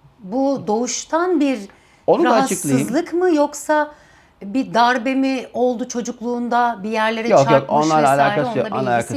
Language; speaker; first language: Turkish; native; Turkish